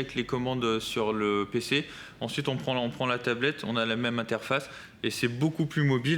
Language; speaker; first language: French; native; French